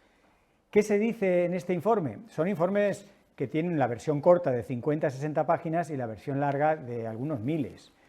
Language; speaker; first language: Spanish; native; Spanish